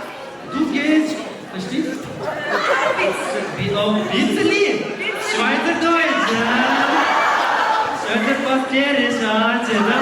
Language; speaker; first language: German; non-native, learner; Tibetan